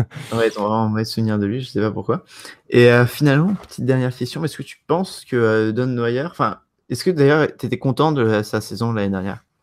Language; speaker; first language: French; native; French